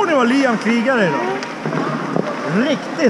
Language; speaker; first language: Swedish; native; Swedish